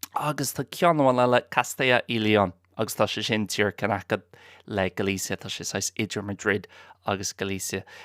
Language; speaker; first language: Irish; non-native, local second language; English